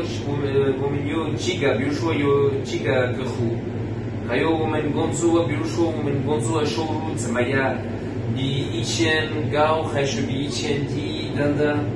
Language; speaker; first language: Chinese; non-native, fluent; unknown